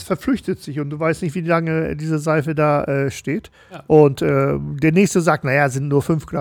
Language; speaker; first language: German; native; German